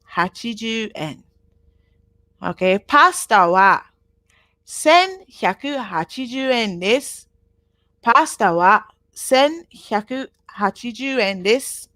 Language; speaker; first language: Japanese; non-native, fluent; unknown